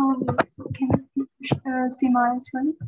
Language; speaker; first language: English; non-native, fluent; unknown